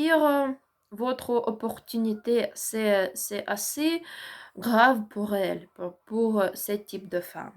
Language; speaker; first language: French; non-native, learner; Ukrainian